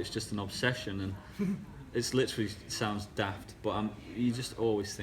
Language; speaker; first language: English; native; English